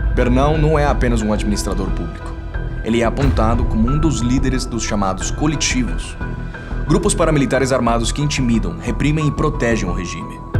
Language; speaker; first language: Portuguese; non-native, fluent; Spanish